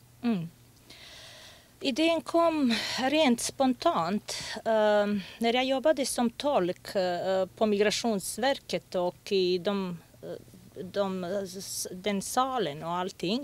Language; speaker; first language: Swedish; non-native, fluent; Bosnian